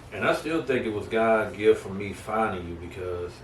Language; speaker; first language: English; native; English